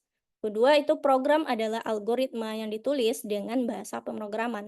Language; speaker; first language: Indonesian; native; Indonesian